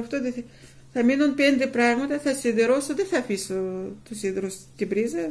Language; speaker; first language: Greek; non-native, fluent; Russian